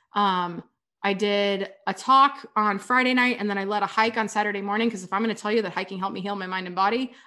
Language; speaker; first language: English; native; English